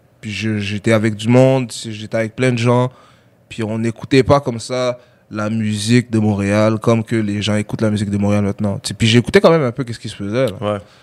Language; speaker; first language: French; early bilingual, other home language; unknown